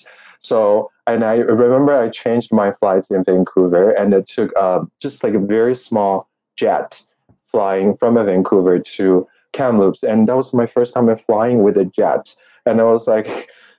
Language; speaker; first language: English; non-native, fluent; Chinese